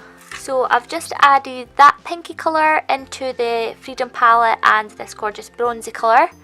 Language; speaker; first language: English; native; English